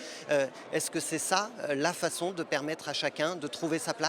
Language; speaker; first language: French; native; French